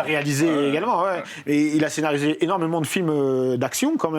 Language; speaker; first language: French; native; French